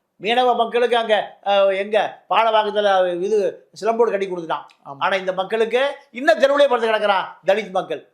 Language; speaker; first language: Tamil; native; Tamil